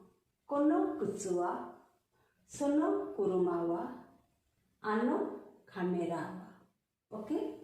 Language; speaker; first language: Japanese; non-native, fluent; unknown